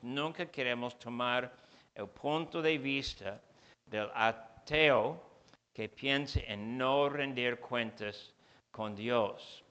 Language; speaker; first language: Spanish; non-native, fluent; English